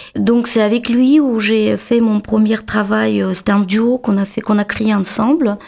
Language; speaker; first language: French; non-native, fluent; Uzbek